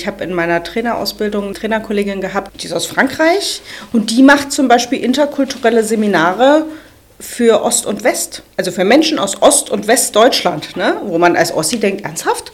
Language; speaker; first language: German; native; German